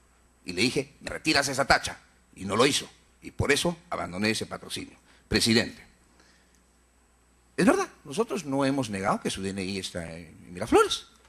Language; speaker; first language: Spanish; native; Spanish